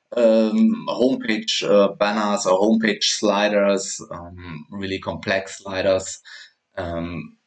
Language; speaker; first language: English; non-native, fluent; German